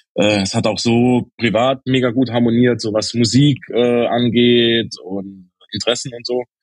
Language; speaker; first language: German; native; German